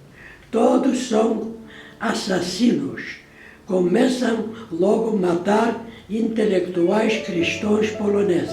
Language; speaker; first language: Portuguese; non-native, fluent; Polish